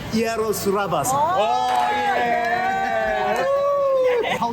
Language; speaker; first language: English; non-native, learner; Japanese